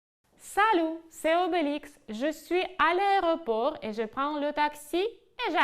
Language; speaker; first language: French; non-native, fluent; Ukrainian